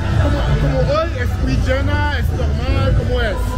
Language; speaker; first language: Spanish; non-native, learner; English